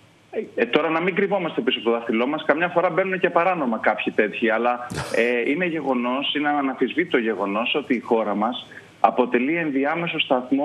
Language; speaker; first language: Greek; native; Greek